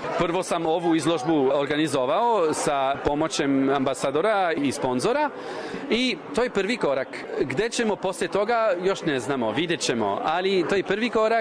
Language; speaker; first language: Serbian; non-native, fluent; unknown